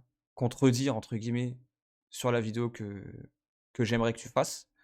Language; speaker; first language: French; native; French